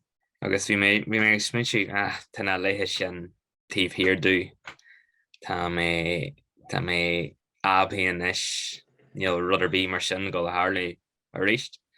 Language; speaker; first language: Irish; native; Irish